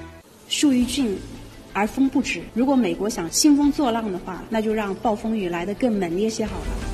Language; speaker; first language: Chinese; native; Chinese